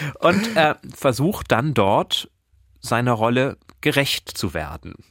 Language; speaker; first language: German; native; German